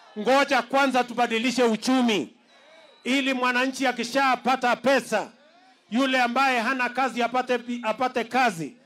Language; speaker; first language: Swahili; non-native, local second language; Kalenjin